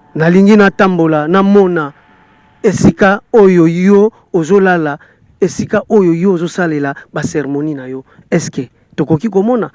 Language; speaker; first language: Lingala; non-native, local second language; Kongo